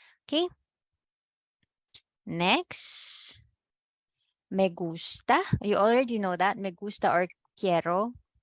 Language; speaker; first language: Spanish; non-native, fluent; Filipino